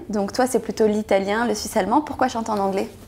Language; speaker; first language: French; native; French